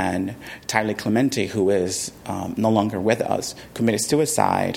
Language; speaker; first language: English; early bilingual, other home language; Spanish